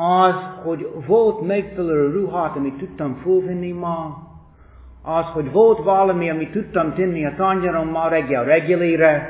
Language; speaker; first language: Hungarian; non-native, fluent; English